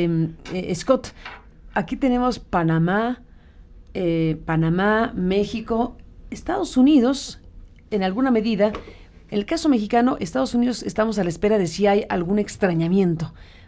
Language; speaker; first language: Spanish; native; Spanish